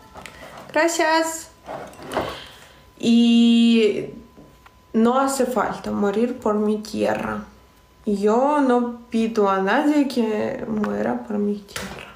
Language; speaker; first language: Spanish; non-native, fluent; Russian